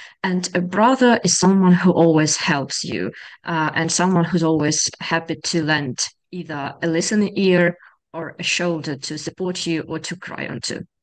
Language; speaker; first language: English; non-native, fluent; Ukrainian